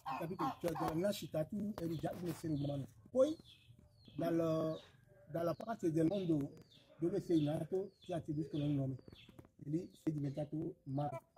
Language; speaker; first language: Italian; non-native, fluent; Ewe